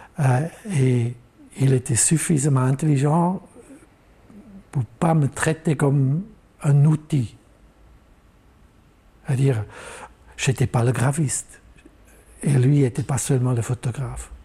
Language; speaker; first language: French; non-native, local second language; German